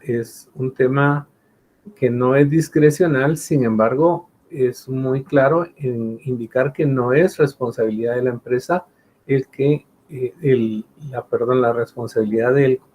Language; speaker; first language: Spanish; native; Spanish